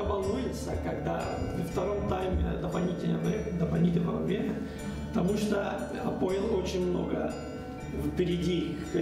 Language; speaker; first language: Russian; non-native, learner; Spanish